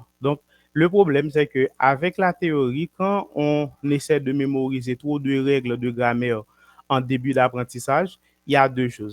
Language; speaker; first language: French; non-native, local second language; Haitian Creole